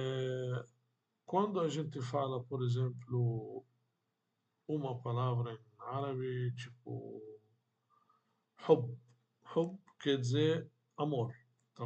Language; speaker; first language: Portuguese; non-native, fluent; Arabic